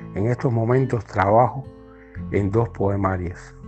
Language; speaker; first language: Spanish; native; Spanish